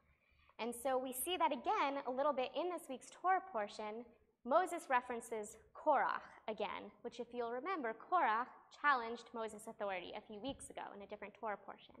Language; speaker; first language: English; native; English